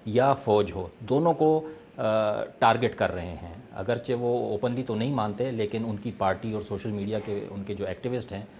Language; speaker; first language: Urdu; native; Urdu